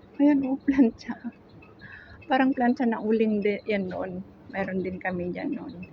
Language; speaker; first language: Filipino; non-native, local second language; Iloko